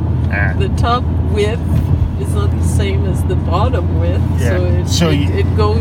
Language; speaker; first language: English; non-native, fluent; French